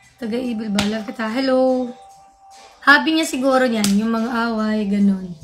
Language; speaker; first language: Filipino; non-native, local second language; Cebuano